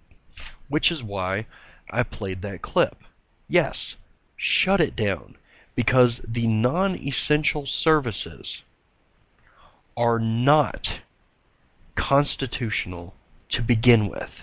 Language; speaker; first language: English; native; English